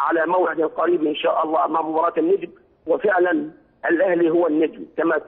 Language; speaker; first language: Arabic; native; Arabic